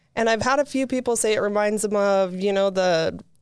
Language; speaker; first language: English; native; English